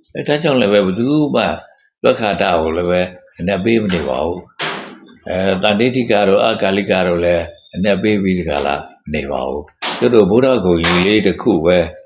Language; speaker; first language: Burmese; native; Burmese